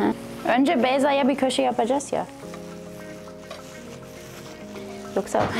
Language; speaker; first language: Turkish; non-native, fluent; German